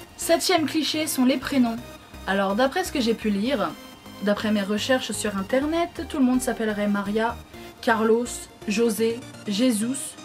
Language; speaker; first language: French; early bilingual, other home language; Portuguese